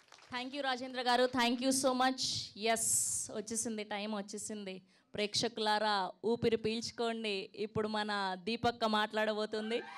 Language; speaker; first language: Telugu; native; Telugu